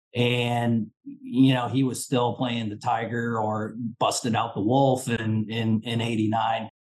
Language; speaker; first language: English; native; English